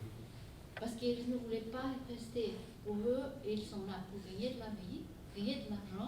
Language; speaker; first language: French; non-native, fluent; Portuguese